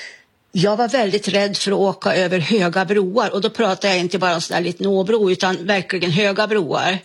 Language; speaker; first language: Swedish; native; Swedish